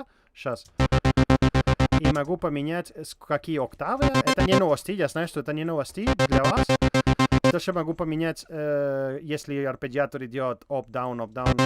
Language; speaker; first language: Russian; non-native, learner; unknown